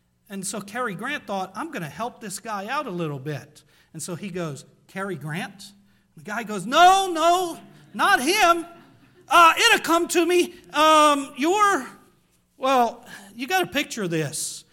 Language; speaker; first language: English; native; English